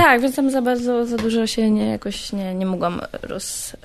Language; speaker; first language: Polish; native; Polish